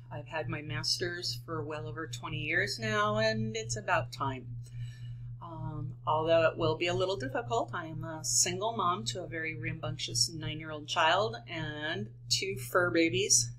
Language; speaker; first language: English; native; English